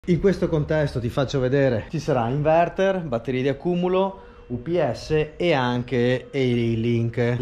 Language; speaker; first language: Italian; native; Italian